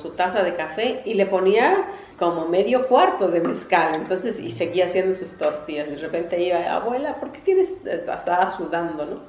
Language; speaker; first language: Spanish; non-native, local second language; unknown